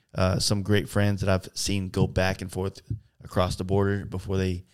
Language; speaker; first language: English; native; English